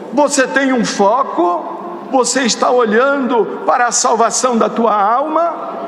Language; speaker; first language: Portuguese; native; Portuguese